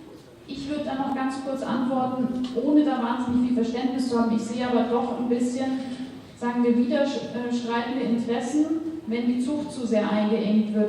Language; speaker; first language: German; native; German